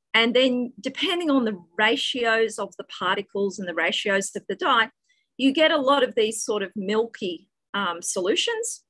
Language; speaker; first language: English; native; English